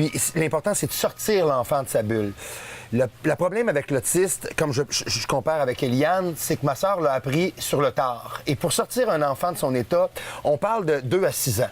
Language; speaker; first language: French; native; French